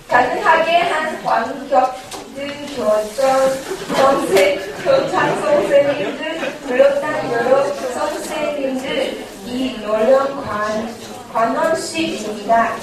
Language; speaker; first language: Korean; non-native, learner; English